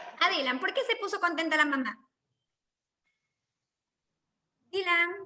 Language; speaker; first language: Spanish; native; Spanish